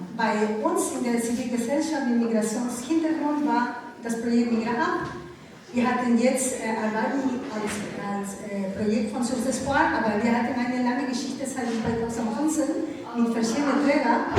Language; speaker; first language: German; non-native, learner; Ukrainian